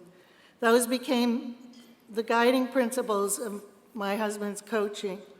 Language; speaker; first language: English; native; English